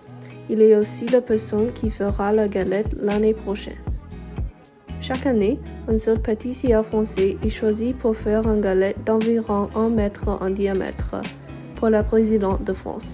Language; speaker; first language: French; non-native, learner; English